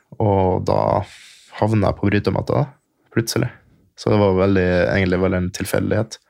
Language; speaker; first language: Norwegian; early bilingual, other home language; German